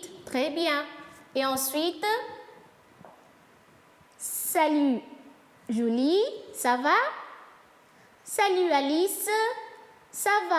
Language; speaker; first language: French; non-native, fluent; Portuguese